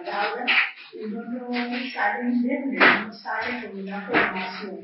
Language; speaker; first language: Spanish; native; Spanish